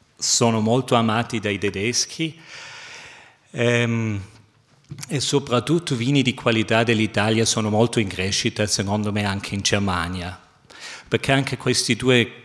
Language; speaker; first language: Italian; non-native, fluent; German